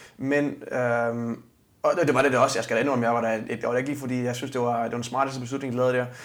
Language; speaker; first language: Danish; native; Danish